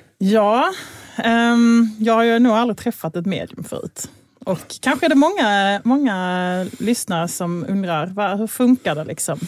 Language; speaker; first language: Swedish; native; Swedish